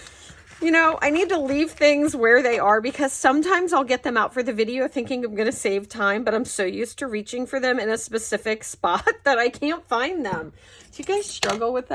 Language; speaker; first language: English; native; English